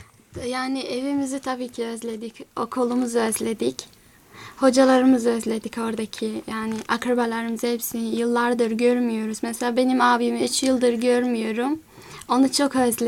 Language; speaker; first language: Turkish; early bilingual, other home language; Azerbaijani